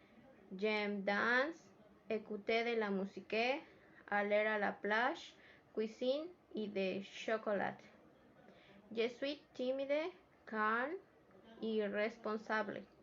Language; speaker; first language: French; non-native, learner; Spanish